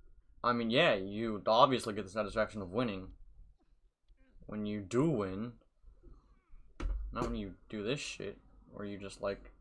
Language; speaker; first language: English; native; English